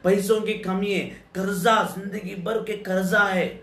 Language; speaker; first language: Hindi; non-native, local second language; Telugu